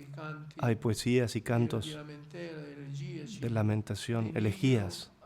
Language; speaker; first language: Spanish; non-native, fluent; Italian